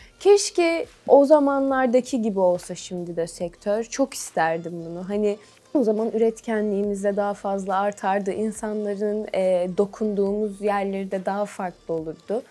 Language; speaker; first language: Turkish; native; Turkish